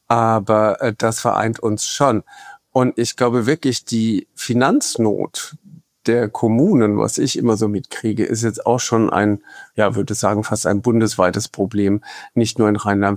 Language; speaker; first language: German; native; German